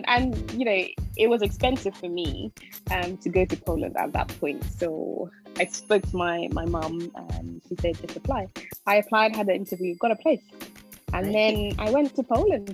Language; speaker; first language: English; non-native, local second language; Akan